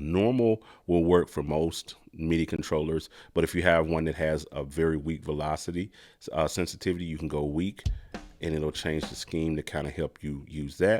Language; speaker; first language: English; native; English